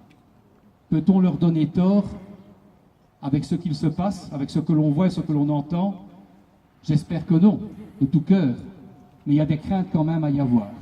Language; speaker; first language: French; native; French